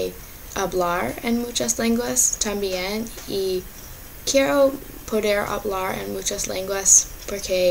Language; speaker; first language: Spanish; non-native, learner; English